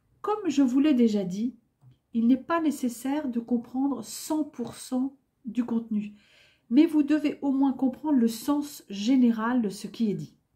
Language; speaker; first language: French; native; French